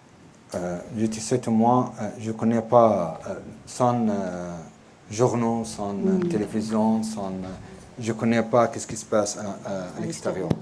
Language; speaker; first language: French; non-native, learner; Arabic